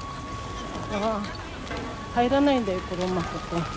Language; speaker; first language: Japanese; non-native, fluent; Filipino